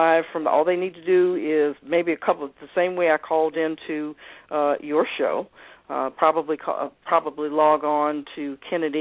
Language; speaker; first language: English; native; English